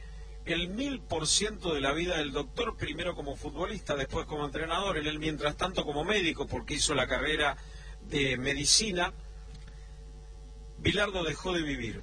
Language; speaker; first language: Spanish; native; Spanish